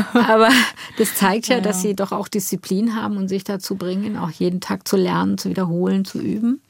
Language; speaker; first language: German; native; German